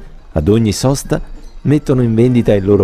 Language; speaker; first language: Italian; native; Italian